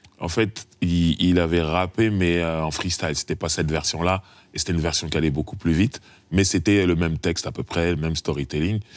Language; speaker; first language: French; native; French